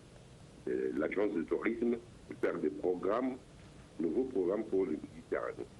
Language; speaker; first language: French; non-native, learner; Arabic